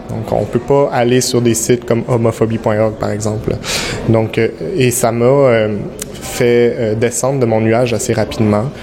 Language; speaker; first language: French; native; French